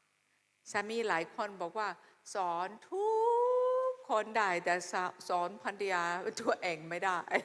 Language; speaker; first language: Thai; non-native, fluent; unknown